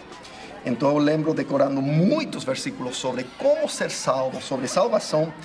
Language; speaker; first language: Portuguese; non-native, fluent; English